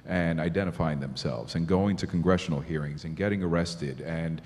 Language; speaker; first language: English; native; English